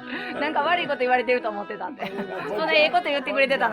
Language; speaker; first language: Japanese; native; Japanese